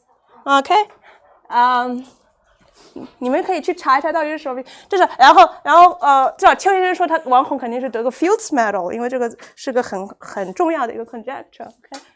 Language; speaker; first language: Chinese; non-native, fluent; English